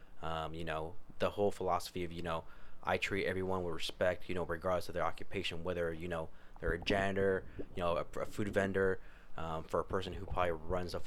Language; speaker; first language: English; native; English